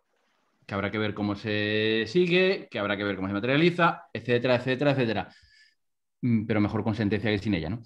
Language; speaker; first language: Spanish; native; Spanish